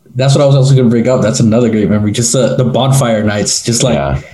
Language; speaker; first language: English; native; English